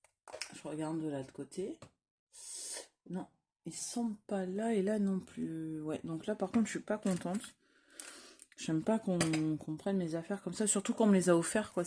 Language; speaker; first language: French; native; French